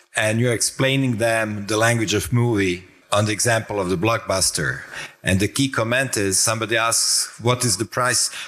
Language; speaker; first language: English; non-native, fluent; Croatian